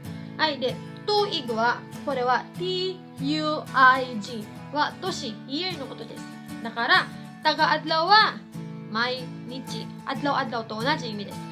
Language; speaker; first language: Japanese; non-native, fluent; Cebuano